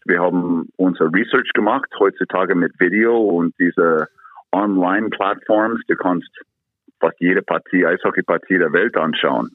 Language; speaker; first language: German; non-native, fluent; English